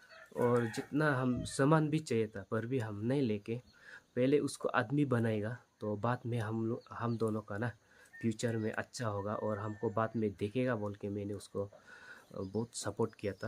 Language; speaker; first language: Hindi; non-native, local second language; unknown